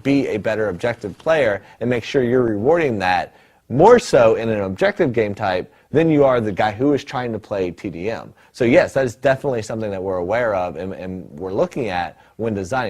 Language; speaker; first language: English; native; English